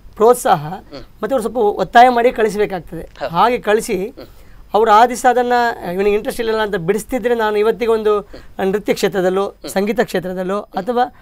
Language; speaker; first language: Kannada; native; Kannada